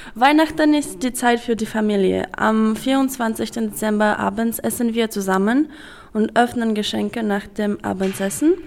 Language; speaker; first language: German; non-native, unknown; Romanian